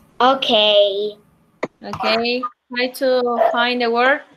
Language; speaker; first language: English; non-native, learner; Spanish